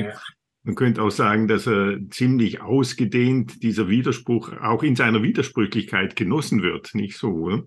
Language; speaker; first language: German; native; German